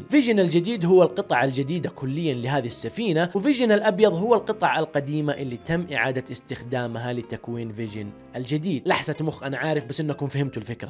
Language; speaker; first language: Arabic; native; Arabic